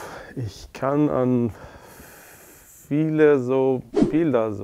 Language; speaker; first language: German; non-native, learner; Persian